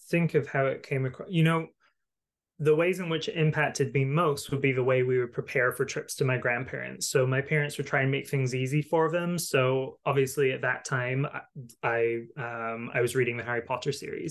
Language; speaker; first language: English; native; English